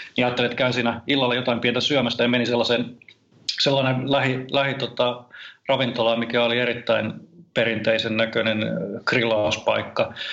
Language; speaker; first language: Finnish; native; Finnish